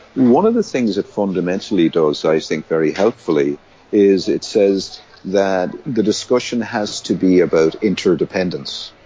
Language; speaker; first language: English; native; English